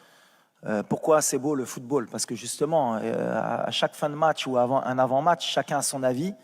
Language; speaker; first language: French; native; French